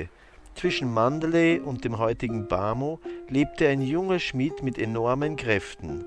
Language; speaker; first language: German; native; German